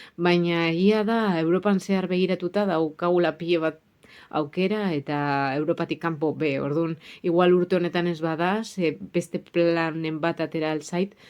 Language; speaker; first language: Basque; native; Basque